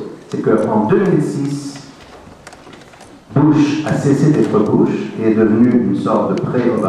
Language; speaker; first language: French; native; French